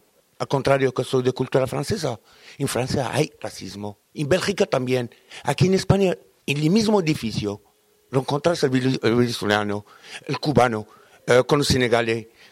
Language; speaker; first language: Spanish; non-native, fluent; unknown